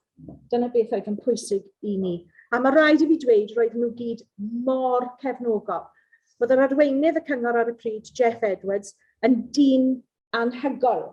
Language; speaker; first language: Welsh; non-native, local second language; English